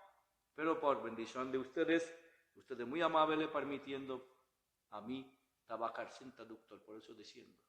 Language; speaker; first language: Spanish; non-native, learner; Bangla